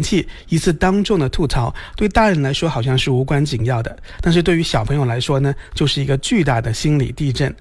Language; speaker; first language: Chinese; non-native, local second language; Cantonese